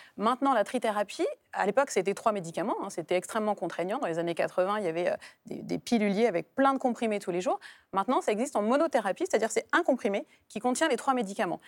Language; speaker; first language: French; native; French